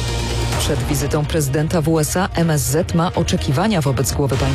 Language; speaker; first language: Polish; native; Polish